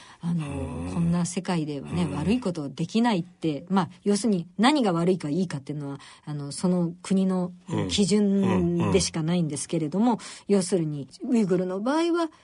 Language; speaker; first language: Japanese; native; Japanese